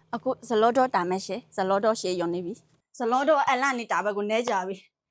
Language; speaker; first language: Burmese; native; Burmese